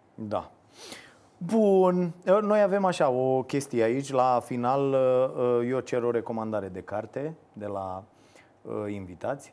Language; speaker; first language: Romanian; native; Romanian